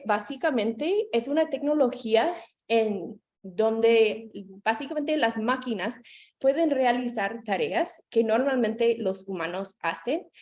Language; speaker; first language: Spanish; non-native, fluent; English